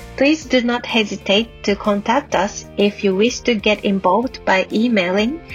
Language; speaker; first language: English; non-native, fluent; Japanese